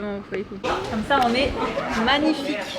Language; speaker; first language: French; native; French